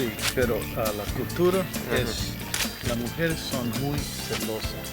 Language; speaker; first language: Spanish; non-native, learner; English